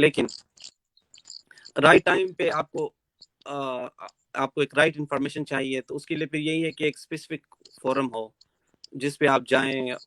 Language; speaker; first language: Urdu; non-native, local second language; Pashto